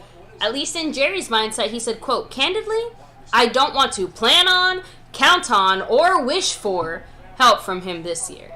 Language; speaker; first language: English; native; English